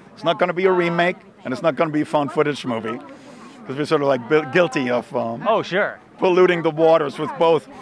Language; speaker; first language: English; non-native, fluent; German